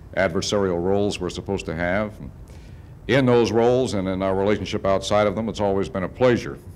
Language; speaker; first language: English; native; English